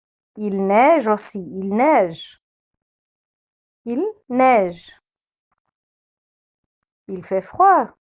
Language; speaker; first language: French; non-native, fluent; Arabic